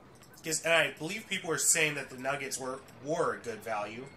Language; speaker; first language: English; native; English